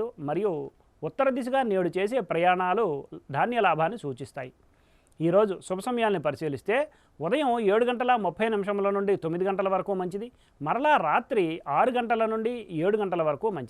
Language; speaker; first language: Telugu; native; Telugu